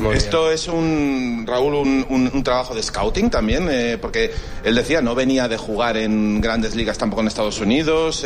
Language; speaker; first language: Spanish; native; Spanish